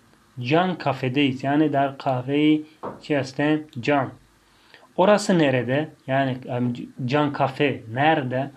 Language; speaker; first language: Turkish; non-native, fluent; Tajik